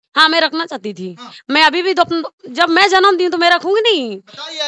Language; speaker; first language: Hindi; native; Hindi